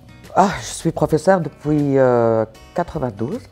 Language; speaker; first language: French; non-native, fluent; Arabic